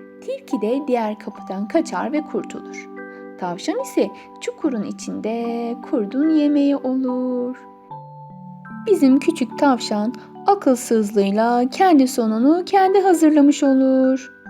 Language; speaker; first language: Turkish; native; Turkish